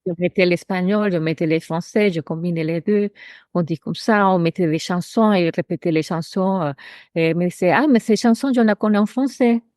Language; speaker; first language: French; non-native, fluent; Spanish